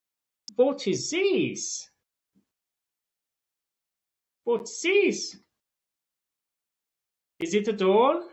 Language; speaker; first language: English; non-native, fluent; Tajik